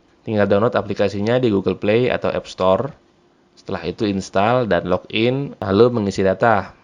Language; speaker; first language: Indonesian; native; Indonesian